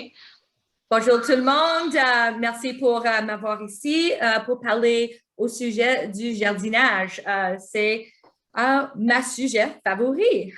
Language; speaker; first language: French; non-native, local second language; English